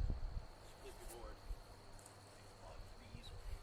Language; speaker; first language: English; native; English